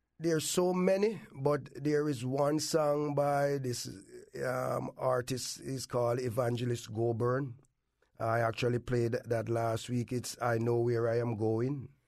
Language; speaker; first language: English; native; English